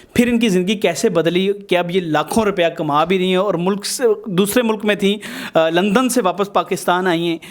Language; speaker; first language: Urdu; native; Urdu